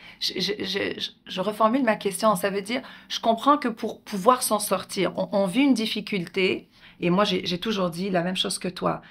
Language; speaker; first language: French; native; French